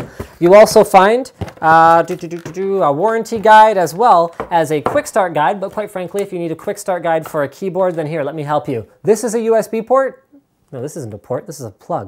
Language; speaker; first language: English; native; English